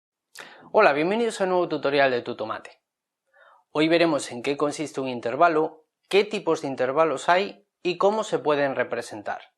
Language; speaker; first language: Spanish; native; Spanish